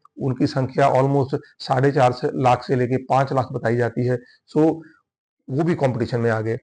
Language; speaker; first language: Hindi; non-native, local second language; Punjabi